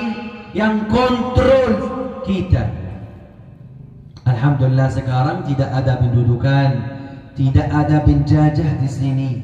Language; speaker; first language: Indonesian; non-native, fluent; Arabic